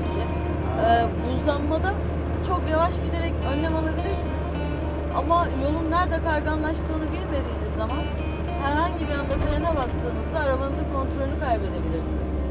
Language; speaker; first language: Turkish; native; Turkish